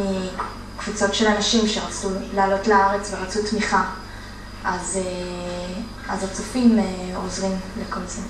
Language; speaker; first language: Hebrew; early bilingual, heritage; Hebrew